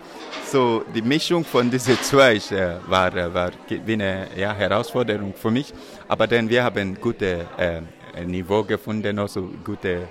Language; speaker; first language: German; non-native, learner; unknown